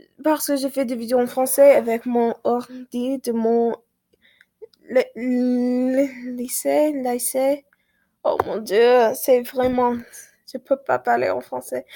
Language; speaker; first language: French; non-native, learner; English